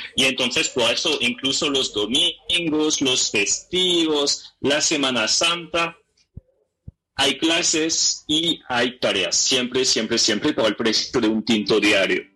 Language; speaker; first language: Spanish; non-native, fluent; French